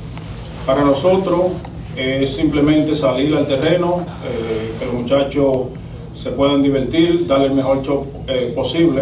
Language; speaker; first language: Spanish; native; Spanish